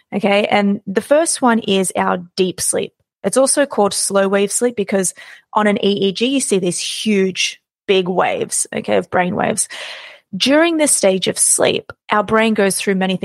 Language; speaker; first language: English; native; English